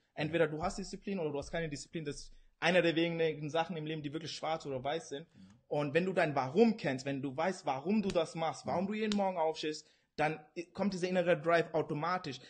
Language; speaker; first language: German; early bilingual, other home language; Urdu